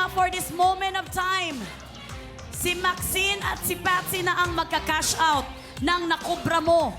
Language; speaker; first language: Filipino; non-native, local second language; Cebuano